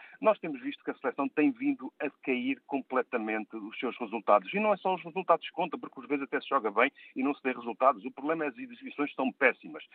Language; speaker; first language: Portuguese; native; Portuguese